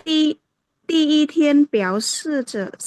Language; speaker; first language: Chinese; non-native, learner; Khmer